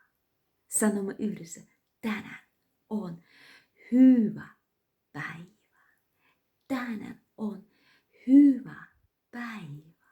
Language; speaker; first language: Finnish; non-native, learner; Russian